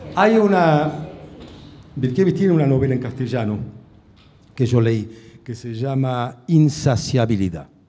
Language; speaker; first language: Spanish; early bilingual, other home language; Hungarian